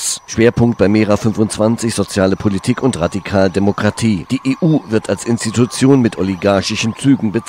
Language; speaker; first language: German; native; German